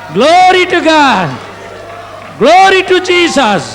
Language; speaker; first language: English; non-native, local second language; Tamil